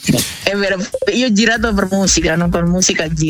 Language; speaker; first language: Italian; non-native, learner; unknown